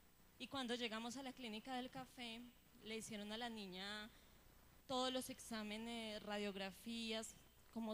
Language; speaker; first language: Spanish; native; Spanish